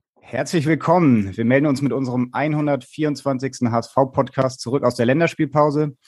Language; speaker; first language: German; native; German